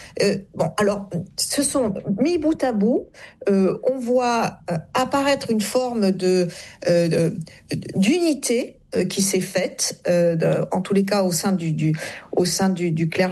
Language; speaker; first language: French; native; French